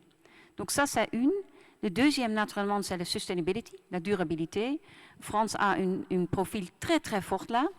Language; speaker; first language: French; non-native, fluent; Dutch